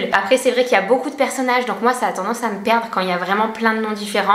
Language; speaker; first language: French; native; French